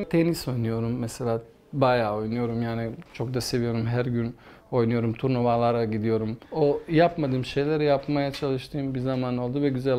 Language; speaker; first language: Turkish; non-native, fluent; Bosnian